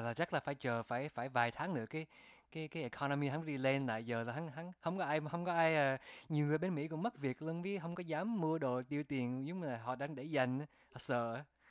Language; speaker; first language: Vietnamese; early bilingual, heritage; Vietnamese